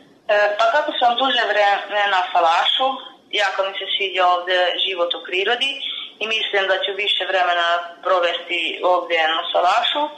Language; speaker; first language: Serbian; non-native, local second language; Hungarian